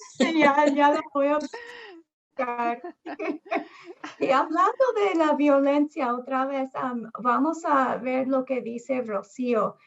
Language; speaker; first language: Spanish; early bilingual, heritage; Spanish